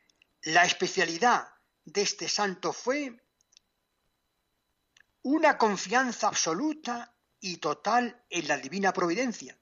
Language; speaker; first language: Spanish; native; Spanish